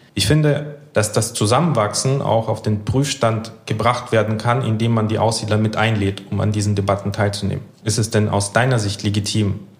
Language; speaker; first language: German; early bilingual, other home language; Russian